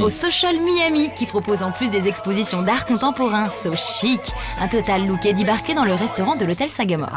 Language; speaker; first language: French; native; French